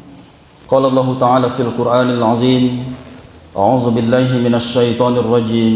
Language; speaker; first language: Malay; non-native, local second language; Minangkabau